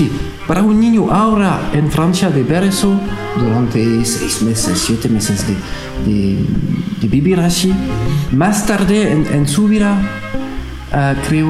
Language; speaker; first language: Spanish; non-native, fluent; French